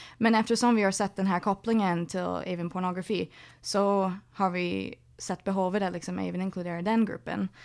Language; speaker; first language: Swedish; non-native, fluent; English